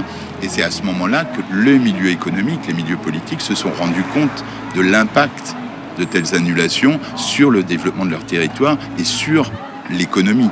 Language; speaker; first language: French; native; French